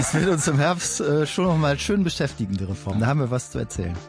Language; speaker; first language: German; native; German